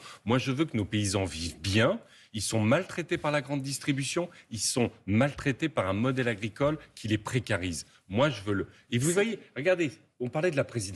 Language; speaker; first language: French; native; French